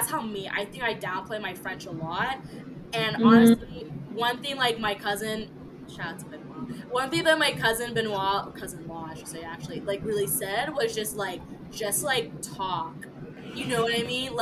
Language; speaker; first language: English; early bilingual, other home language; French